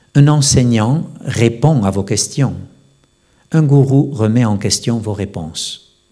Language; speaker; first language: French; non-native, fluent; Spanish